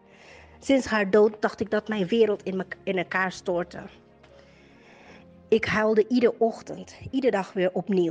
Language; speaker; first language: Dutch; native; Dutch